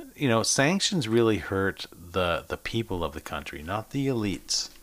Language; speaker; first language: English; native; English